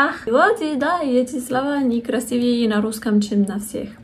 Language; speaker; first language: Russian; non-native, fluent; French